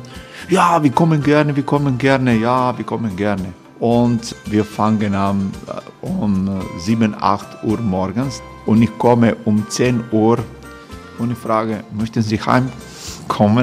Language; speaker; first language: German; non-native, learner; Croatian